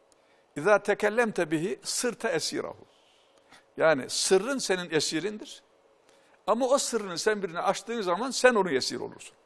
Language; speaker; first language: Turkish; native; Turkish